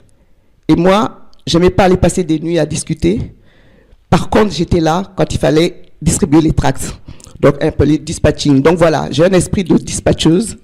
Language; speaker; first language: French; native; French